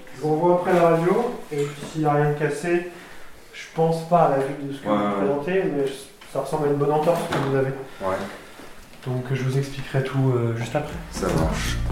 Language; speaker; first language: French; native; French